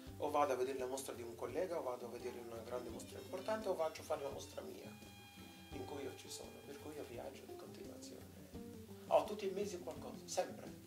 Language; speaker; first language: Italian; non-native, fluent; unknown